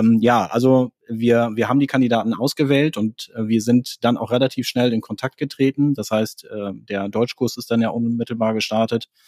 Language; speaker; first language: German; native; German